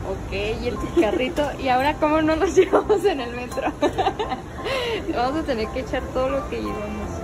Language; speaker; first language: Spanish; native; Spanish